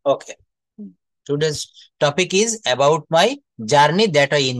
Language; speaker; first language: English; non-native, fluent; Bangla